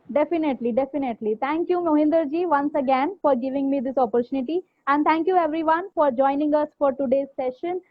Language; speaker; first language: English; non-native, local second language; Hindi